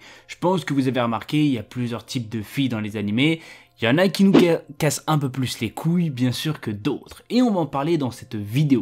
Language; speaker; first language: French; native; French